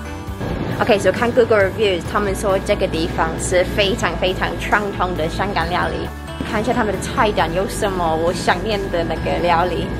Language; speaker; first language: Chinese; non-native, fluent; English